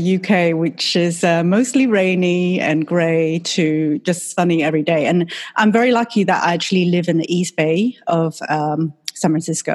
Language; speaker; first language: English; non-native, fluent; Chinese